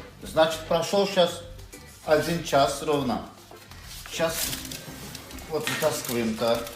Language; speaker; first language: Russian; non-native, local second language; Azerbaijani